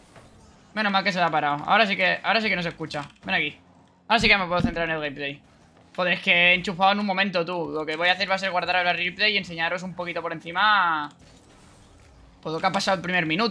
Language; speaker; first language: Spanish; native; Spanish